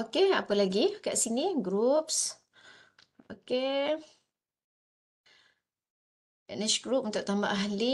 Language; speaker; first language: Malay; native; Malay